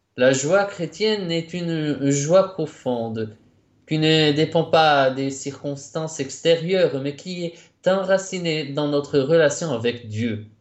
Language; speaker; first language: French; non-native, local second language; Arabic